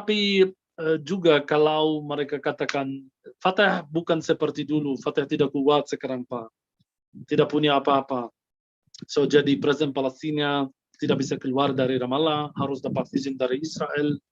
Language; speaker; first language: Indonesian; non-native, fluent; Arabic